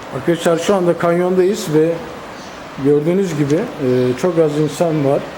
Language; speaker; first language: Turkish; native; Turkish